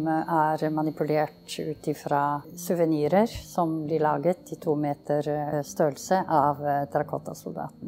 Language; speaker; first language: Norwegian; early bilingual, heritage; Norwegian